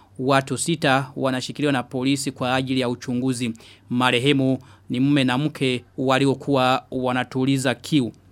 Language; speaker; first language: Swahili; non-native, local second language; Rundi